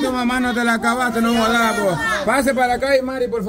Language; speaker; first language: Spanish; native; Spanish